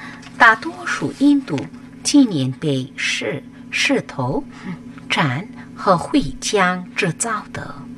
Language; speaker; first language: Chinese; non-native, fluent; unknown